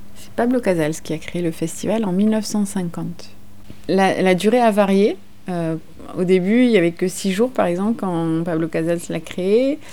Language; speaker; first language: French; native; French